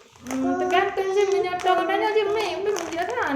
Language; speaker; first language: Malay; non-native, local second language; Achinese